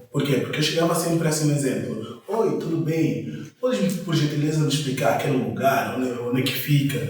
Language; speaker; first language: Portuguese; non-native, local second language; Kongo